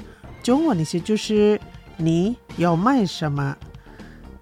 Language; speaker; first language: Chinese; early bilingual, heritage; Chinese